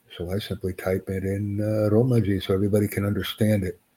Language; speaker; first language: English; native; English